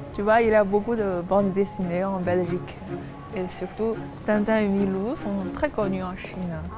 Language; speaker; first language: French; non-native, fluent; Chinese